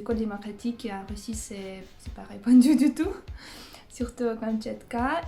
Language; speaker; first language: French; non-native, fluent; Russian